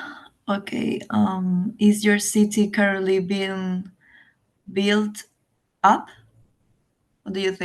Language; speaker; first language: English; non-native, learner; Spanish